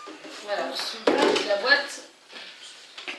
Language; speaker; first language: French; native; French